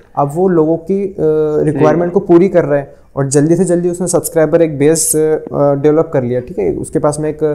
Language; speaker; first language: Hindi; non-native, local second language; Urdu